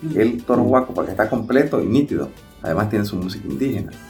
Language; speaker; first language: Spanish; native; Spanish